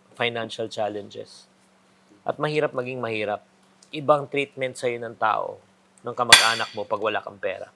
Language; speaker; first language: Filipino; native; Filipino